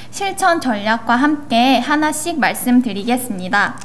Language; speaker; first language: Korean; native; Korean